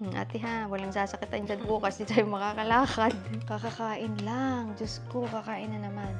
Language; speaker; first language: Filipino; native; Filipino